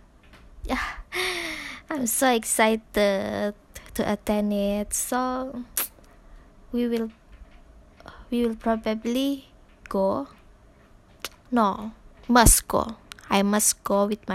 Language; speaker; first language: English; non-native, local second language; Malay